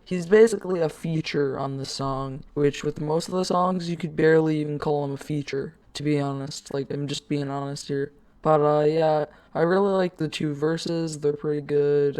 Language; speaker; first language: English; native; English